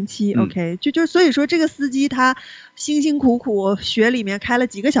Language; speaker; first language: Chinese; native; Chinese